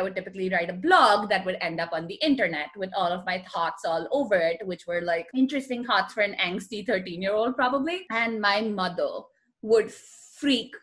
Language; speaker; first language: English; non-native, local second language; Hindi